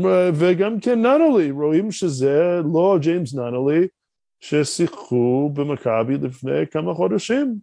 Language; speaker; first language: Hebrew; non-native, fluent; English